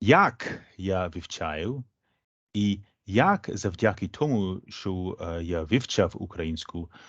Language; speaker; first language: Ukrainian; non-native, fluent; English